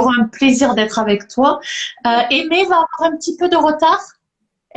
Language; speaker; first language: French; native; French